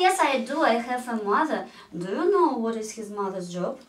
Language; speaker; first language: English; non-native, fluent; Russian